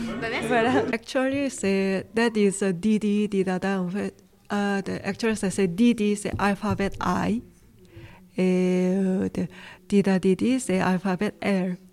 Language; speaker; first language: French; non-native, learner; Korean